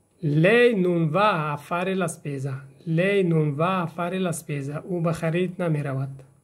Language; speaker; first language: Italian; non-native, fluent; Persian